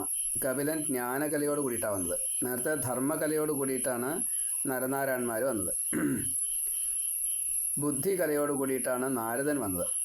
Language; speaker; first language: Malayalam; native; Malayalam